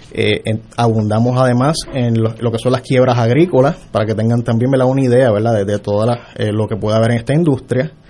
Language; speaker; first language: Spanish; native; Spanish